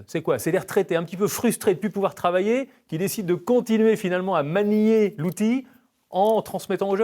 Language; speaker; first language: French; native; French